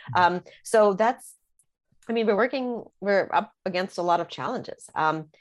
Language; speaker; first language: English; early bilingual, other home language; Russian